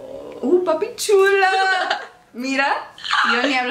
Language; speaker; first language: Spanish; non-native, learner; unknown